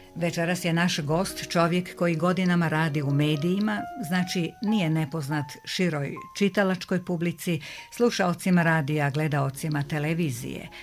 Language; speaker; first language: Serbian; native; Serbian